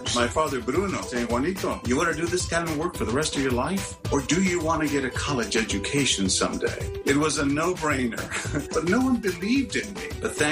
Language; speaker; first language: English; early bilingual, other home language; Spanish